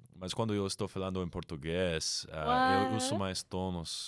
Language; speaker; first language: Portuguese; non-native, learner; English